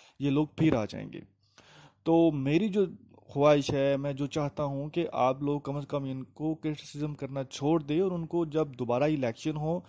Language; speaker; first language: Urdu; native; Urdu